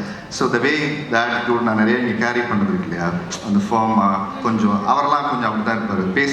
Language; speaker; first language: Tamil; native; Tamil